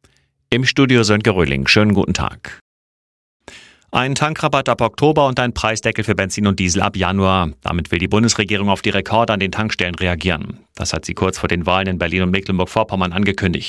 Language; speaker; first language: German; native; German